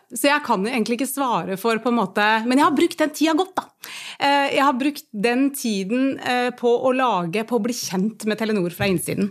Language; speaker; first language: Norwegian; native; Norwegian